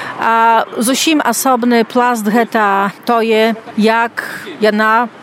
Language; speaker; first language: Belarusian; native; Belarusian